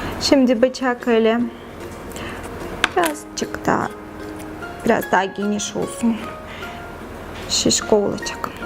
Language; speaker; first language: Turkish; non-native, fluent; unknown